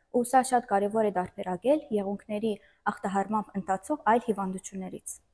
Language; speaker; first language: Armenian; native; Armenian